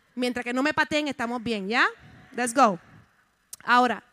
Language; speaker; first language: Spanish; early bilingual, heritage; Spanish